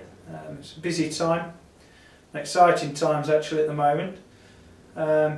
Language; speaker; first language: English; native; English